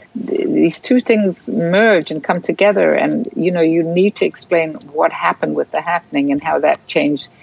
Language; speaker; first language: English; native; English